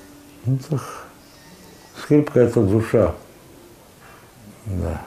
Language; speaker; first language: Russian; non-native, local second language; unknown